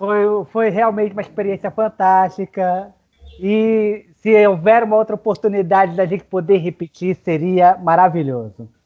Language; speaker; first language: Portuguese; native; Portuguese